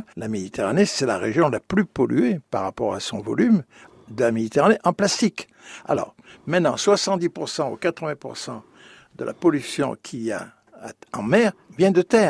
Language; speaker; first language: French; native; French